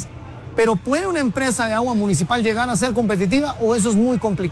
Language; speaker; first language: Spanish; native; Spanish